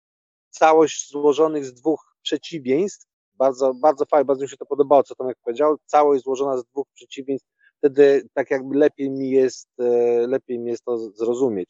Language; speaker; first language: Polish; native; Polish